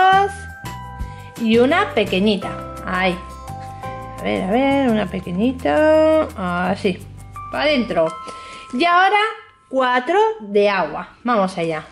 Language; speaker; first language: Spanish; native; Spanish